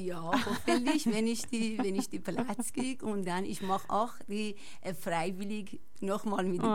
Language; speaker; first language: German; non-native, learner; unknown